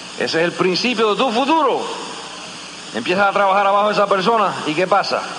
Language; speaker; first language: Spanish; early bilingual, heritage; Spanish